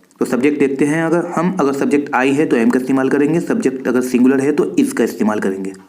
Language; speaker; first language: Urdu; native; Urdu